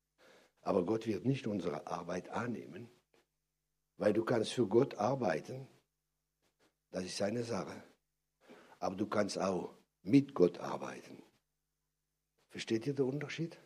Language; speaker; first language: German; non-native, fluent; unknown